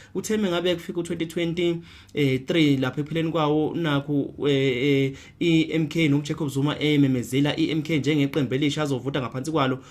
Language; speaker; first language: Zulu; native; Zulu